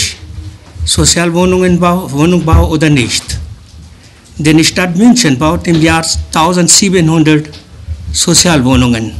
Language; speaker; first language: German; early bilingual, other home language; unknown